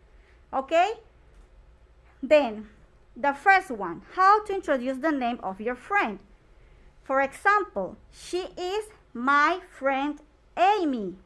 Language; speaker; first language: English; non-native, fluent; Spanish